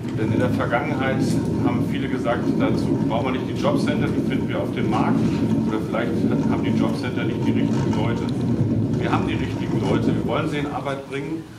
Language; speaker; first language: German; native; German